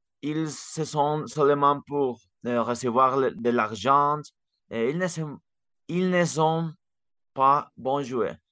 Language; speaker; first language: French; non-native, learner; Spanish